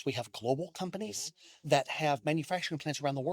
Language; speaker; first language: English; native; English